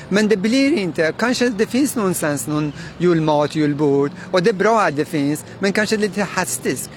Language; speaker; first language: Swedish; non-native, fluent; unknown